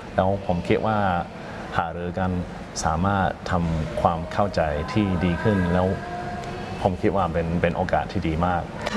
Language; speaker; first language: Thai; non-native, fluent; English